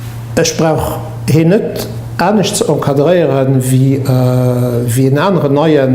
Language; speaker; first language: German; non-native, local second language; Luxembourgish